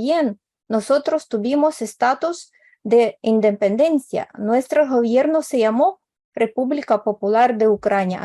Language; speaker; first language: Spanish; non-native, fluent; Ukrainian